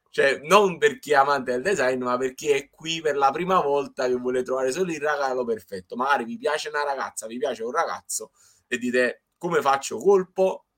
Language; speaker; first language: Italian; native; Italian